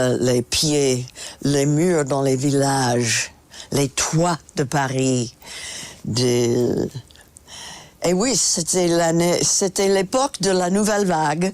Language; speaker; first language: French; non-native, fluent; English